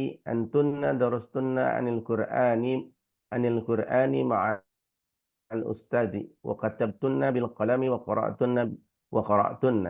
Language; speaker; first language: Arabic; non-native, learner; Indonesian